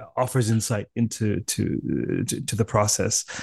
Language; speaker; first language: English; native; English